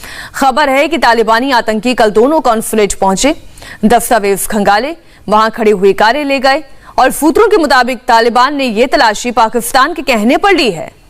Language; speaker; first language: Hindi; native; Hindi